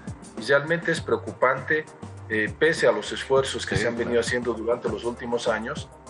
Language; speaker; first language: Spanish; native; Spanish